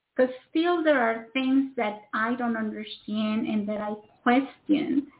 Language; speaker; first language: English; non-native, fluent; Spanish